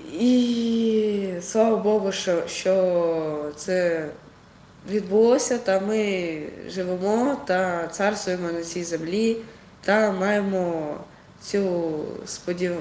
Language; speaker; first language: Ukrainian; non-native, local second language; Russian